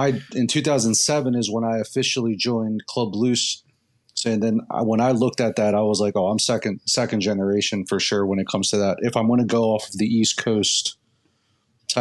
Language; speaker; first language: English; native; English